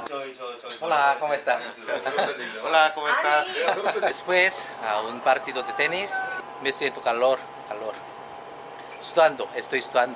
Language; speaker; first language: Spanish; non-native, learner; Korean